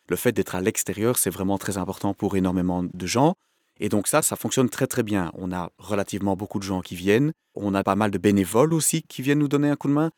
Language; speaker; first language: French; native; French